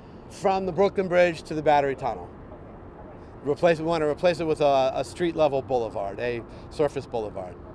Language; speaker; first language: English; native; English